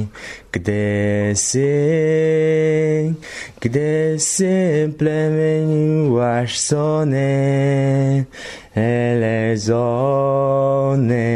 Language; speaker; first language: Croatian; non-native, learner; Chinese